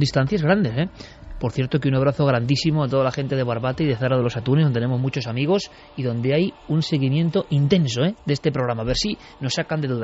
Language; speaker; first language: Spanish; native; Spanish